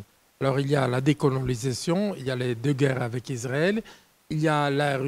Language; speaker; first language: French; non-native, fluent; Italian